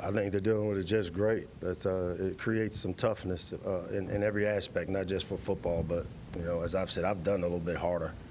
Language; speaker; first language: English; native; English